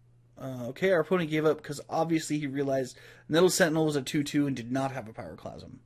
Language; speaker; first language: English; native; English